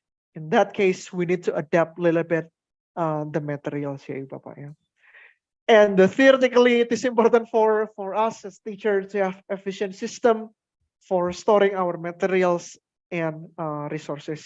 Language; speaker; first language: English; non-native, fluent; Indonesian